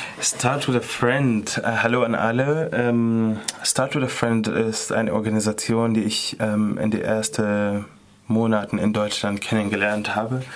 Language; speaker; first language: German; non-native, fluent; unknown